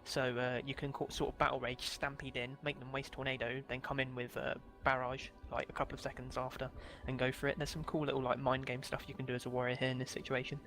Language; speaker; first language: English; native; English